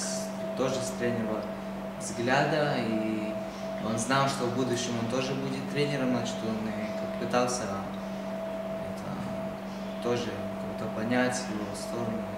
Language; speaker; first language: Russian; early bilingual, heritage; Hebrew